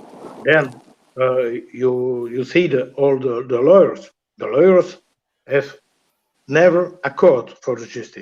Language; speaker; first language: English; non-native, learner; French